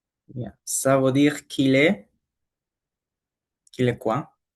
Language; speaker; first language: French; non-native, learner; Spanish